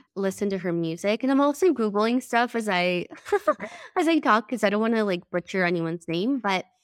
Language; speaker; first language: English; early bilingual, other home language; Spanish